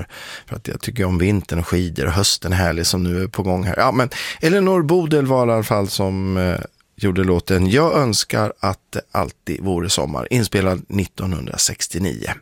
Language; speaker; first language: Swedish; native; Swedish